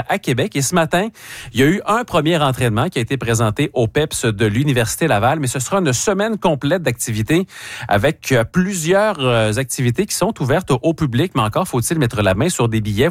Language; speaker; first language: French; native; French